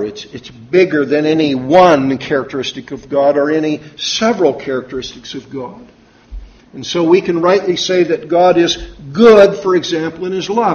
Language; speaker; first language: English; native; English